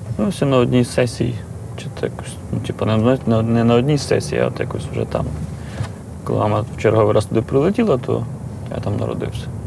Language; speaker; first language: Ukrainian; native; Ukrainian